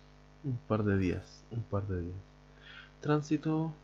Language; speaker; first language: Spanish; native; Spanish